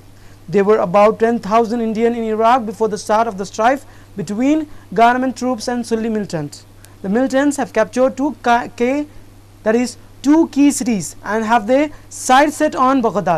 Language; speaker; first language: English; non-native, local second language; Urdu